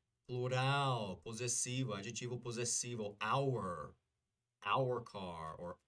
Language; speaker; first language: Portuguese; non-native, fluent; English